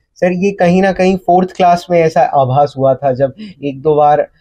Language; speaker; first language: Hindi; native; Hindi